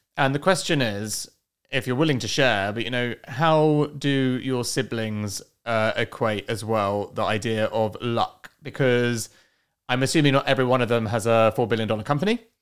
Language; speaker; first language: English; native; English